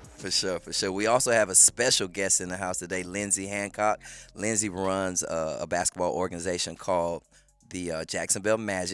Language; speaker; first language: English; native; English